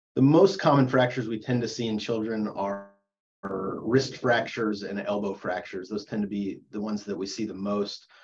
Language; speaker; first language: English; native; English